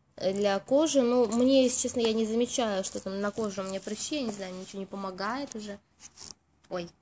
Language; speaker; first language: Russian; native; Russian